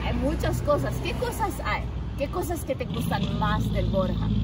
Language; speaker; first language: Spanish; non-native, learner; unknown